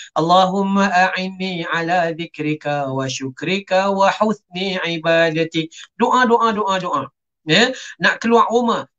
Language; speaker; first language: Malay; native; Malay